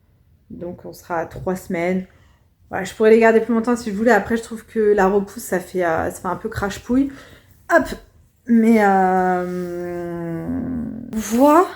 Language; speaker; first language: French; native; French